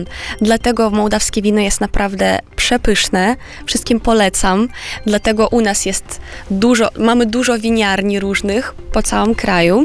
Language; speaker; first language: Polish; non-native, fluent; Romanian